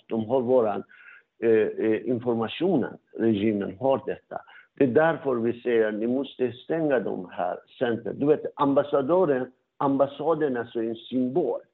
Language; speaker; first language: Swedish; non-native, fluent; Persian